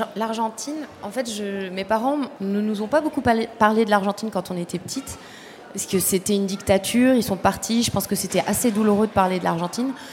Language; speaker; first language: French; early bilingual, other home language; Spanish